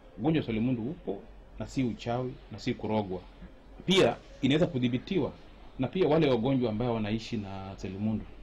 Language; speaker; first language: Swahili; native; Swahili